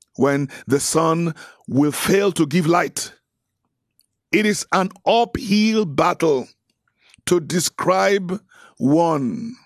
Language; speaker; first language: English; non-native, local second language; Yoruba